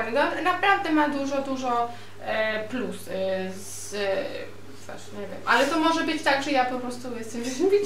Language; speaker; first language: Polish; non-native, learner; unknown